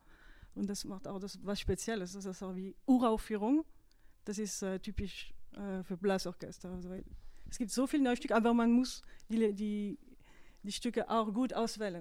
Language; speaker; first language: German; non-native, fluent; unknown